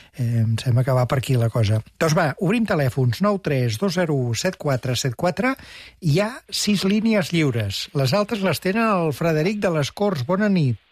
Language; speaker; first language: Catalan; native; Catalan